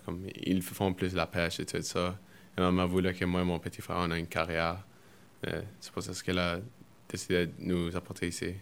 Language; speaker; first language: French; early bilingual, other home language; Spanish